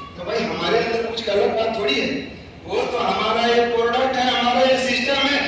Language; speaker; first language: Hindi; native; Hindi